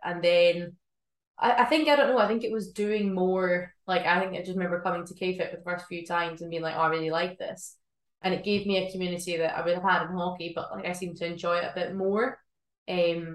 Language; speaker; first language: English; native; English